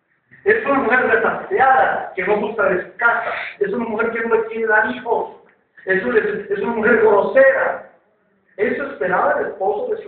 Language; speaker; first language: Spanish; native; Spanish